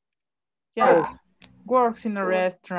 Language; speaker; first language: English; non-native, fluent; Spanish